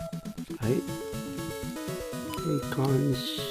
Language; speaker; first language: Japanese; native; Japanese